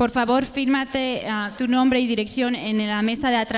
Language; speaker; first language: Spanish; native; Spanish